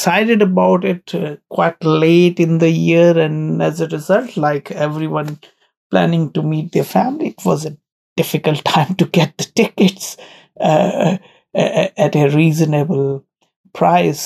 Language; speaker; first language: English; non-native, local second language; Punjabi